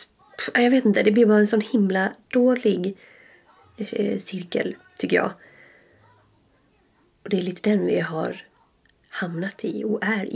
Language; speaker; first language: Swedish; native; Swedish